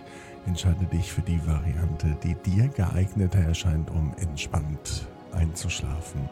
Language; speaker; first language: German; native; German